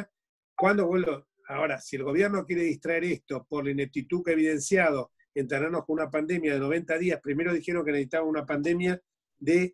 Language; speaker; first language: Spanish; native; Spanish